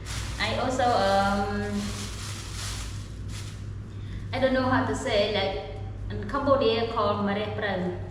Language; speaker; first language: English; non-native, learner; Khmer